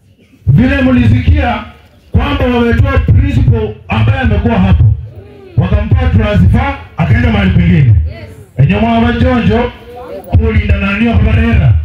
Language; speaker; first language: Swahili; non-native, local second language; Luyia